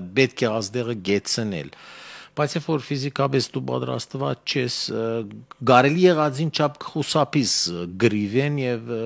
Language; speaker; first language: Armenian; early bilingual, heritage; Armenian